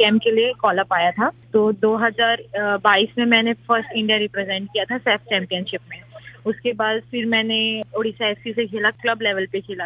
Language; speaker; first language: Hindi; native; Hindi